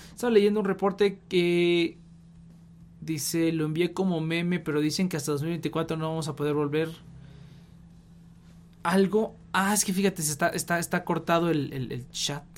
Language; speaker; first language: Spanish; native; Spanish